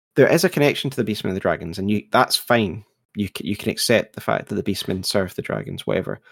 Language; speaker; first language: English; native; English